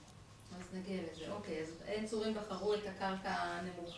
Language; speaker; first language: Hebrew; native; Hebrew